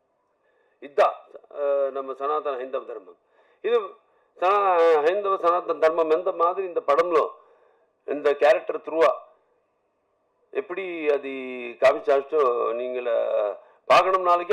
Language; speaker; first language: Tamil; non-native, learner; Telugu